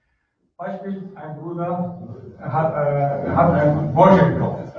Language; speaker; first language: German; non-native, fluent; Arabic